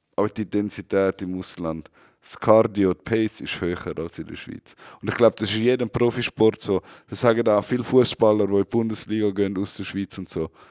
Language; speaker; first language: German; native; German